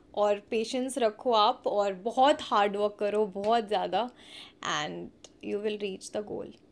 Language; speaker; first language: Hindi; native; Hindi